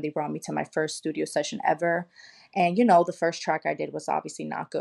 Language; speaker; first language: English; native; English